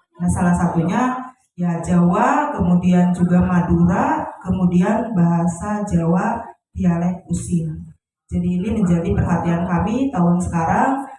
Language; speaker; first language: Indonesian; non-native, local second language; Sundanese